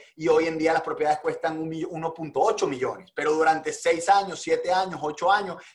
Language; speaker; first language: Spanish; native; Spanish